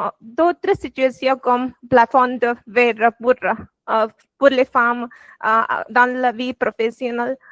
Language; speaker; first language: French; non-native, learner; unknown